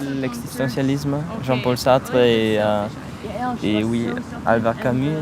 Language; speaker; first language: French; non-native, fluent; German